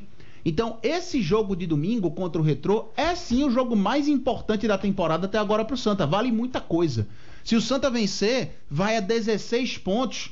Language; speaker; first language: Portuguese; native; Portuguese